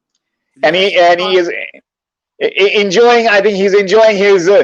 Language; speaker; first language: English; non-native, local second language; Bangla